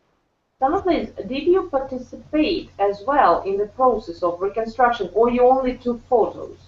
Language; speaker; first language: English; non-native, fluent; Russian